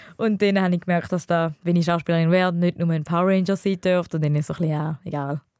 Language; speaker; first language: German; early bilingual, other home language; Tamil